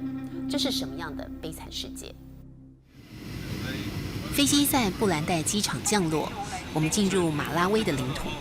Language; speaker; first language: Chinese; native; Chinese